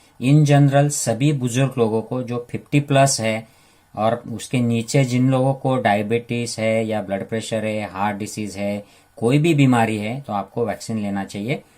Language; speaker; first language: Hindi; non-native, local second language; Marathi